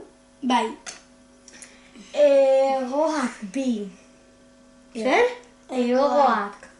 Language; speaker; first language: Basque; non-native, local second language; Spanish